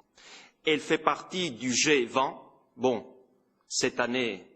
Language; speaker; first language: French; non-native, fluent; Greek